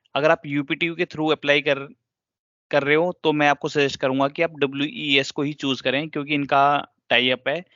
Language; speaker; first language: Hindi; native; Hindi